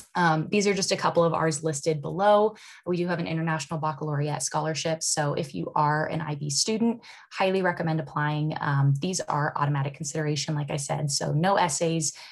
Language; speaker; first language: English; native; English